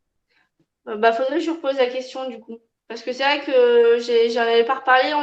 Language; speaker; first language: French; native; French